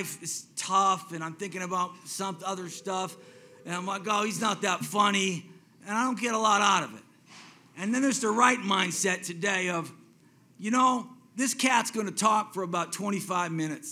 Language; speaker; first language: English; native; English